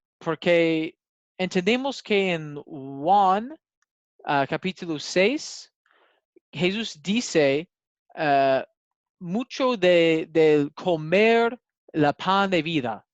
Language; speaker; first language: Spanish; non-native, learner; English